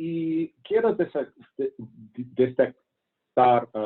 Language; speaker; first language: Spanish; non-native, fluent; English